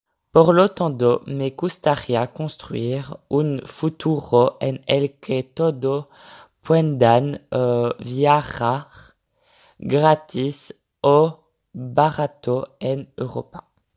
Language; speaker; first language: Spanish; non-native, learner; Dutch